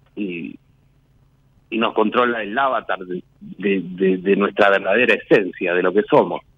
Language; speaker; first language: Spanish; native; Spanish